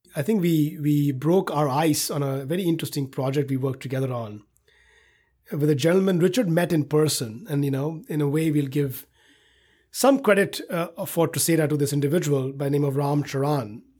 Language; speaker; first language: English; non-native, local second language; Hindi